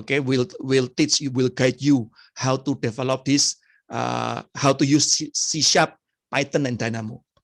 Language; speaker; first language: English; non-native, fluent; Indonesian